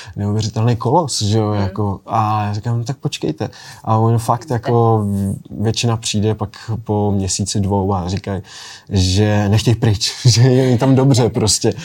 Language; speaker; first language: Czech; native; Czech